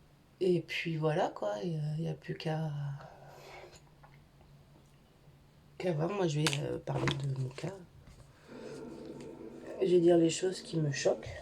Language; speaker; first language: French; native; French